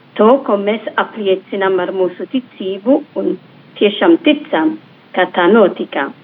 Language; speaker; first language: Latvian; non-native, fluent; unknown